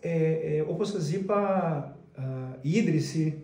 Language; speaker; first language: Greek; non-native, fluent; Portuguese